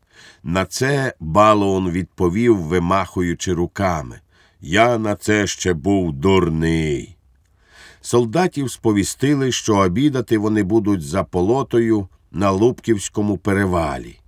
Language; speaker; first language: Ukrainian; native; Ukrainian